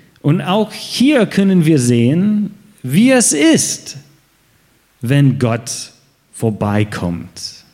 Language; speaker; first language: German; non-native, fluent; English